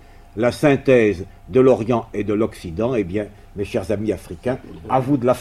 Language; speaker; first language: French; native; French